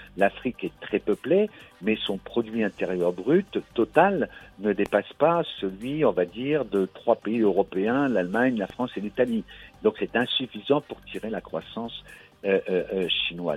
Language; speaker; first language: French; native; French